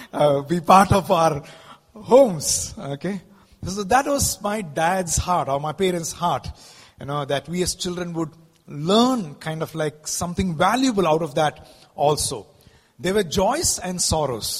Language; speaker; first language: English; non-native, local second language; Malayalam